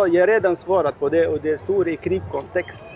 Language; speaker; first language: Swedish; non-native, learner; Arabic